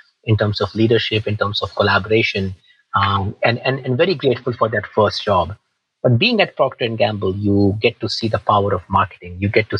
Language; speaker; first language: English; non-native, local second language; Hindi